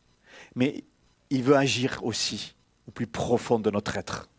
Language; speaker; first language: French; native; French